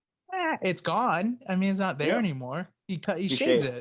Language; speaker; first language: English; native; English